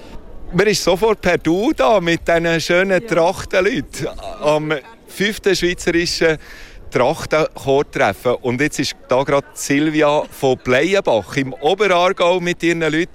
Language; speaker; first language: German; native; German